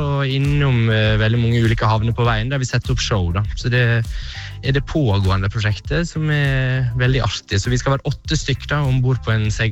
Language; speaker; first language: Norwegian; native; Norwegian